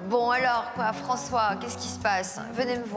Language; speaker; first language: French; native; French